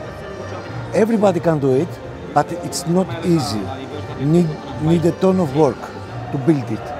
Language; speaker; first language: English; non-native, fluent; Greek